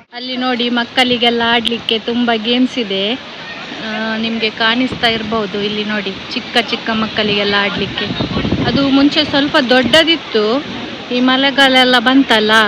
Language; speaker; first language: Kannada; non-native, local second language; Tulu